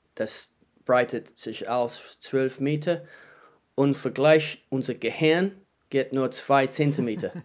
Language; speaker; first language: German; non-native, learner; English